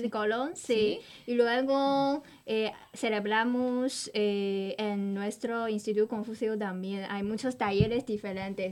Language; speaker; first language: Spanish; non-native, fluent; Chinese